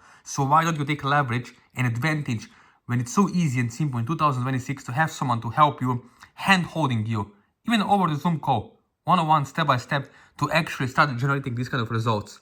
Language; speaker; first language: English; non-native, fluent; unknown